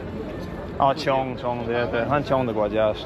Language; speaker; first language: Chinese; non-native, learner; English